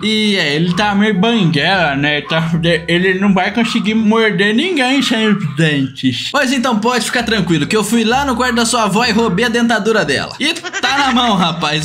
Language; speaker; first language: Portuguese; native; Portuguese